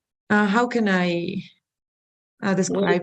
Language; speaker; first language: English; non-native, learner; Spanish